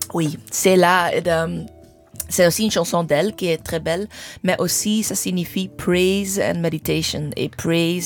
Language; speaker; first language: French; non-native, learner; English